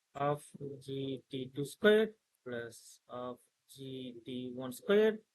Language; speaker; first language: English; non-native, local second language; Tamil